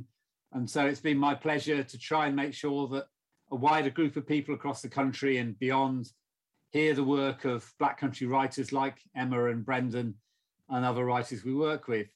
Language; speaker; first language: English; native; English